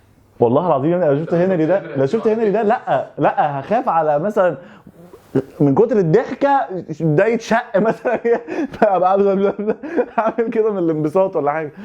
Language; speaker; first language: Arabic; native; Arabic